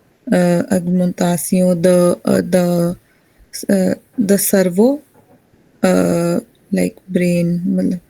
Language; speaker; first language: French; non-native, learner; Hindi